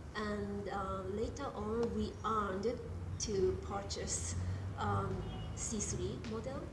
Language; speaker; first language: English; non-native, fluent; Japanese